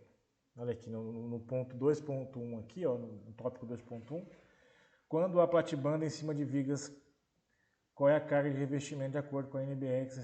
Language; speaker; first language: Portuguese; native; Portuguese